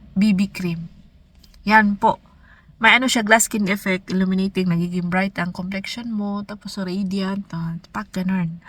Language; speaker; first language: Filipino; non-native, local second language; Cebuano